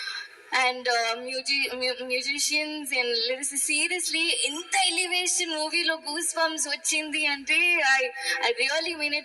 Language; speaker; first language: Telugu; non-native, learner; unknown